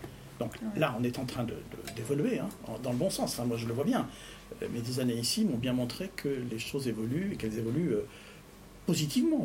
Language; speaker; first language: French; native; French